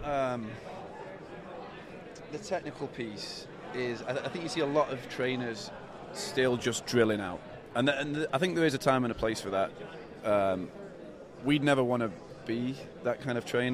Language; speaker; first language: English; native; English